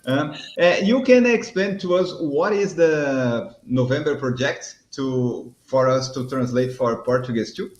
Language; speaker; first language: English; non-native, learner; Portuguese